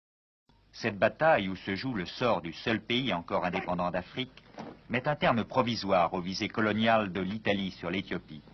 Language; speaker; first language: French; native; French